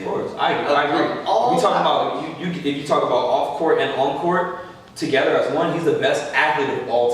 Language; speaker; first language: English; native; English